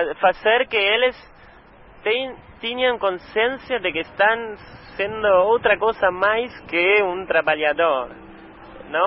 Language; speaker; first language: Portuguese; non-native, learner; Spanish